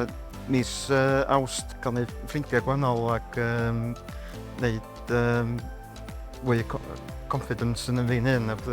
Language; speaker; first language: Welsh; native; Welsh